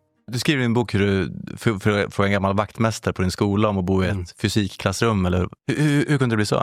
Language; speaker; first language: Swedish; native; Swedish